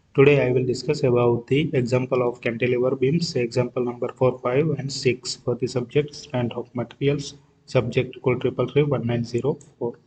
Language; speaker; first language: English; non-native, local second language; Gujarati